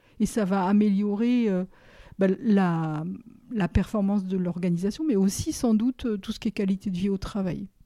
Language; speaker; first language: French; native; French